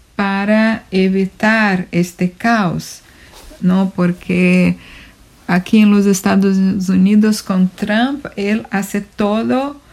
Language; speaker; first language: Spanish; non-native, fluent; Portuguese